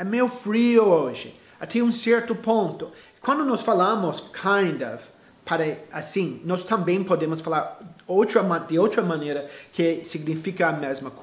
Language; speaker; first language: Portuguese; non-native, fluent; English